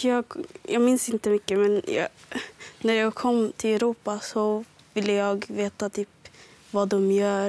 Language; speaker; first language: Swedish; early bilingual, other home language; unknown